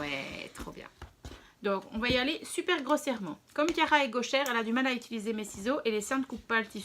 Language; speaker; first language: French; native; French